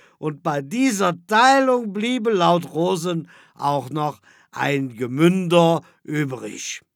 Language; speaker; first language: German; native; German